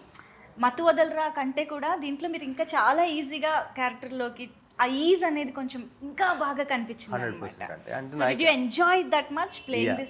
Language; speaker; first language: Telugu; native; Telugu